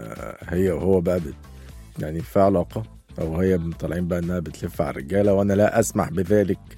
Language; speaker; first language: Arabic; native; Arabic